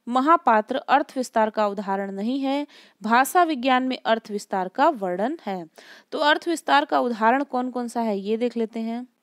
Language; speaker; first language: Hindi; native; Hindi